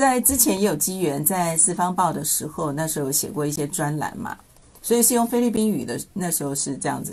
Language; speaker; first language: Chinese; native; Chinese